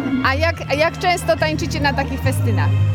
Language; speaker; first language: Polish; native; Polish